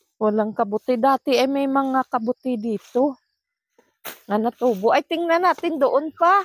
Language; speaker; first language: Filipino; non-native, local second language; Cebuano